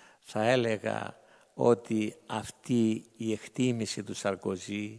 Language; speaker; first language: Greek; native; Greek